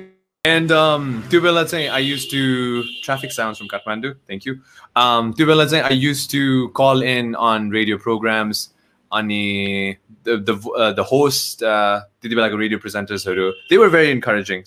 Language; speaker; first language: English; non-native, local second language; Nepali